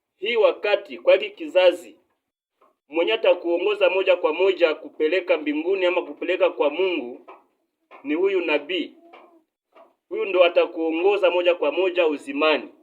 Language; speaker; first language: Swahili; non-native, local second language; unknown